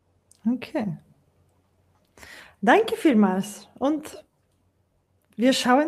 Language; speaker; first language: German; non-native, fluent; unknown